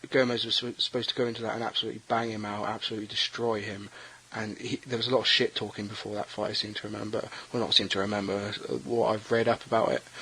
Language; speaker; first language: English; native; English